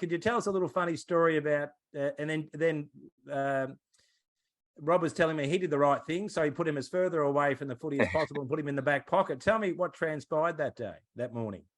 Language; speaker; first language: English; native; English